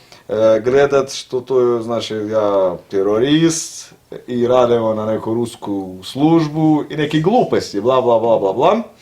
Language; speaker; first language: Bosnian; non-native, learner; Russian